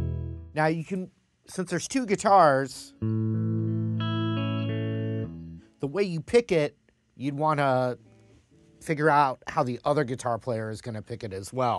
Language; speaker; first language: English; native; English